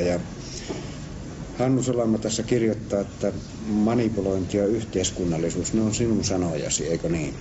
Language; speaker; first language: Finnish; native; Finnish